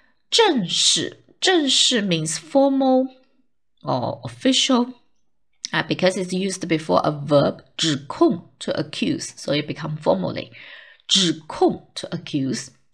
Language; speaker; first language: English; non-native, fluent; Chinese